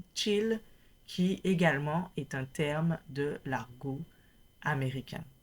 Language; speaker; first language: French; native; French